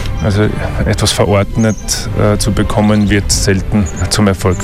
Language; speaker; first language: German; native; German